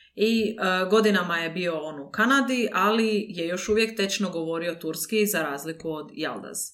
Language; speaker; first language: Croatian; native; Croatian